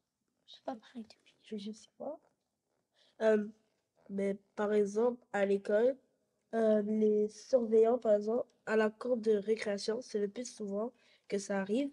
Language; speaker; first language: French; non-native, local second language; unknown